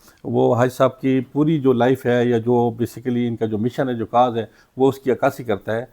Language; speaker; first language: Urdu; non-native, local second language; Punjabi